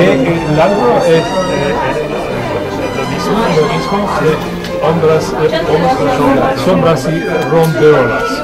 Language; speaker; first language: Spanish; non-native, learner; Romanian